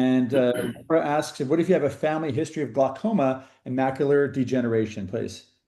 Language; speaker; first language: English; native; English